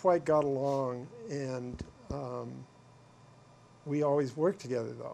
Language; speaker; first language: English; native; English